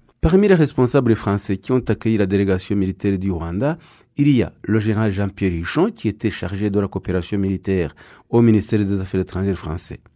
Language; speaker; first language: French; non-native, local second language; Kinyarwanda